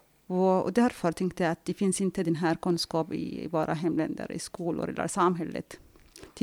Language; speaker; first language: Swedish; non-native, fluent; Arabic